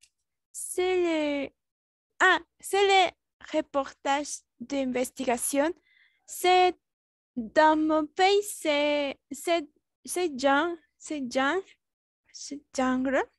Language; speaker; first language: French; non-native, learner; Spanish